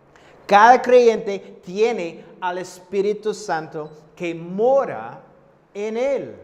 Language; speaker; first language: Spanish; non-native, fluent; English